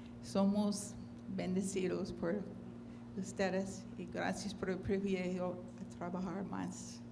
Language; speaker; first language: Spanish; non-native, fluent; English